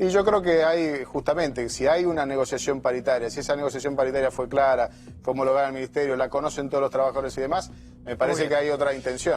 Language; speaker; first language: Spanish; native; Spanish